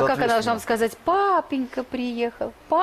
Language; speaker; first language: Russian; native; Russian